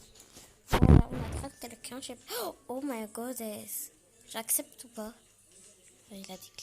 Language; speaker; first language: French; native; French